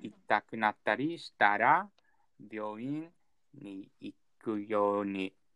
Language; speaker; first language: Japanese; non-native, learner; English